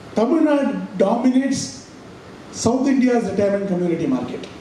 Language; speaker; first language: English; non-native, local second language; Tamil